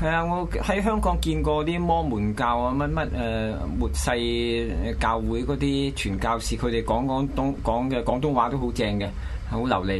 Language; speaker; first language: Cantonese; native; Cantonese